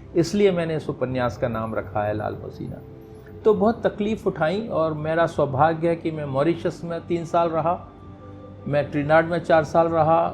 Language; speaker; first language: Hindi; native; Hindi